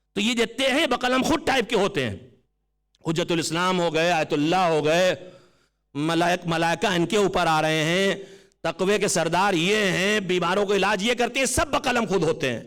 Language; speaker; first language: Urdu; native; Urdu